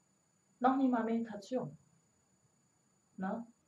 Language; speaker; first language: German; non-native, learner; Chinese